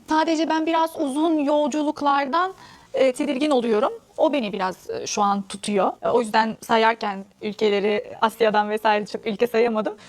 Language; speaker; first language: Turkish; non-native, fluent; Arabic